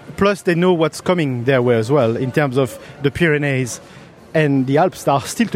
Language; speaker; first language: English; non-native, fluent; French